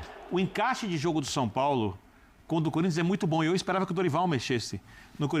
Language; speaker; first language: Portuguese; native; Portuguese